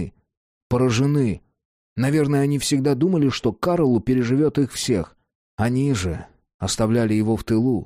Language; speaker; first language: Russian; native; Russian